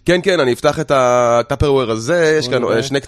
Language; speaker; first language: Hebrew; native; Hebrew